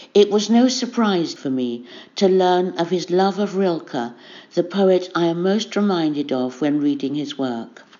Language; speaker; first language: English; native; English